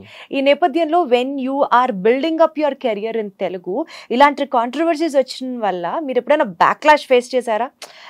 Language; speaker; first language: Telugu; native; Telugu